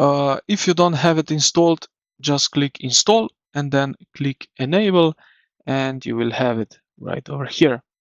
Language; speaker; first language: English; non-native, fluent; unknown